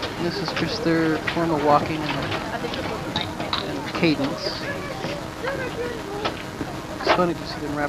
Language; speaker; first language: English; native; English